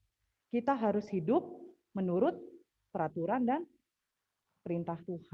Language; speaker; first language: Indonesian; native; Indonesian